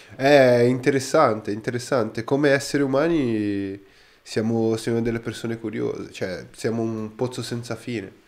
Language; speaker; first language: Italian; native; Italian